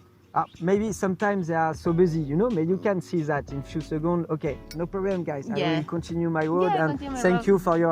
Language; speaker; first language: English; non-native, fluent; French